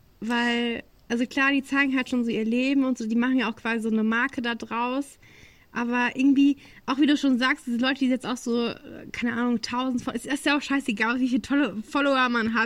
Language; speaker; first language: German; native; German